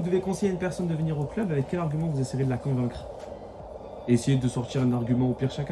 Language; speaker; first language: French; native; French